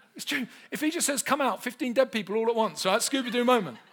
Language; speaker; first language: English; native; English